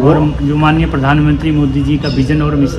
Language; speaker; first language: Hindi; native; Hindi